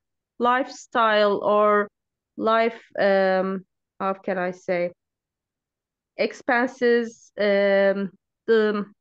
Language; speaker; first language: English; non-native, learner; Turkish